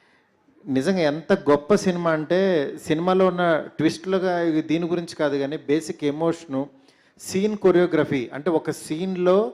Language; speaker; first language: Telugu; native; Telugu